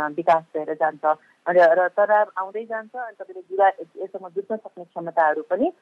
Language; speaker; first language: Nepali; native; Nepali